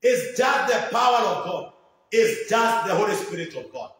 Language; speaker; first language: English; non-native, local second language; Swahili